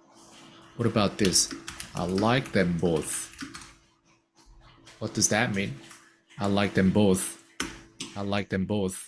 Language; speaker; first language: English; non-native, fluent; Korean